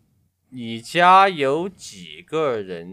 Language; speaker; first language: Chinese; non-native, learner; English